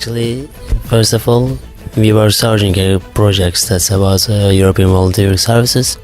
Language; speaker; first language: English; non-native, learner; Turkish